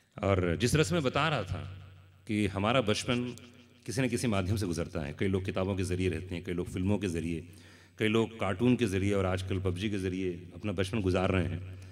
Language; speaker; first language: Hindi; native; Hindi